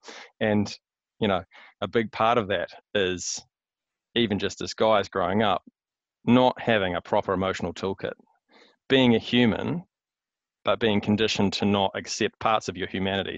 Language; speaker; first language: English; native; English